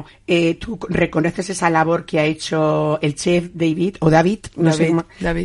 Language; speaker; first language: Spanish; native; Spanish